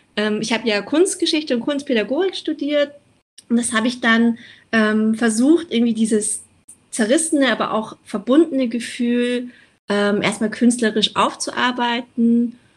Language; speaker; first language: German; early bilingual, other home language; Vietnamese